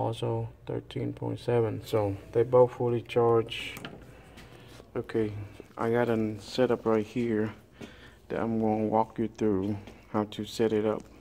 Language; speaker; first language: English; non-native, fluent; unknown